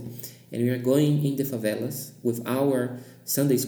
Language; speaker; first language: English; non-native, fluent; Portuguese